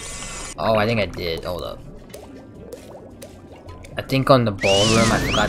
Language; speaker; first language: English; native; English